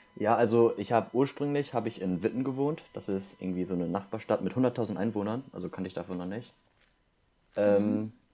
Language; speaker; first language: German; early bilingual, other home language; Korean